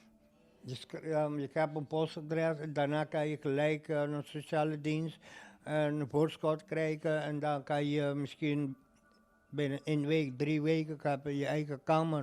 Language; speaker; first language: Dutch; non-native, local second language; Papiamento